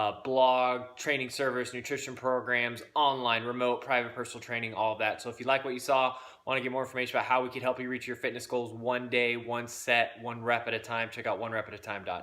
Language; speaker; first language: English; native; English